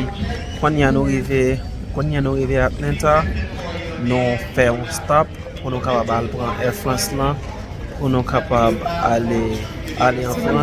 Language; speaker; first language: French; non-native, learner; Haitian Creole